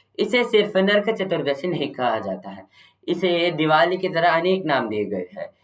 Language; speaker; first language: Hindi; non-native, local second language; Kannada